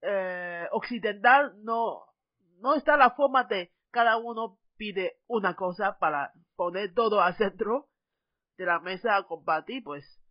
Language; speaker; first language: Spanish; non-native, fluent; Chinese